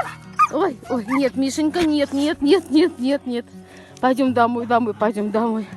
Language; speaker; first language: Russian; native; Russian